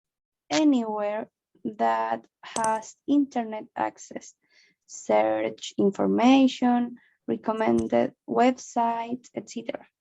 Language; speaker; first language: English; non-native, learner; Spanish